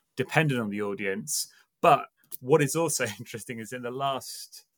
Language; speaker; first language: English; native; English